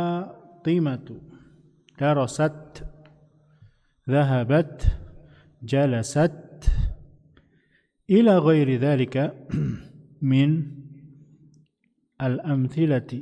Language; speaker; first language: Arabic; non-native, fluent; Indonesian